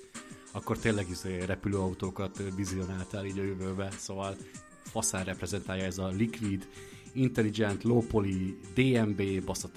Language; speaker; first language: Hungarian; native; Hungarian